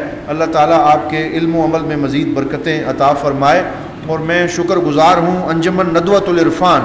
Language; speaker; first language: Urdu; native; Urdu